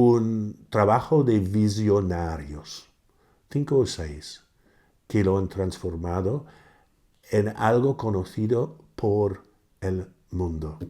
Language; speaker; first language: Spanish; non-native, fluent; English